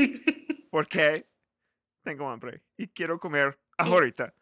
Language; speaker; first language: Spanish; non-native, learner; English